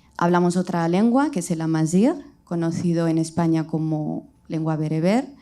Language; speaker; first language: Spanish; early bilingual, other home language; Riffian